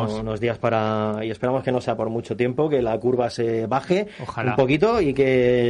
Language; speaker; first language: Spanish; native; Spanish